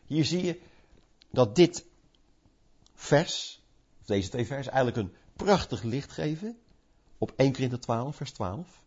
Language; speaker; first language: Dutch; native; Dutch